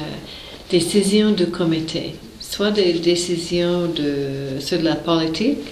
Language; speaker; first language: French; native; French